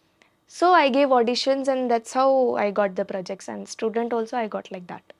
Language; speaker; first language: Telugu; non-native, local second language; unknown